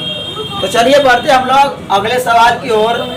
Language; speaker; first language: Hindi; native; Hindi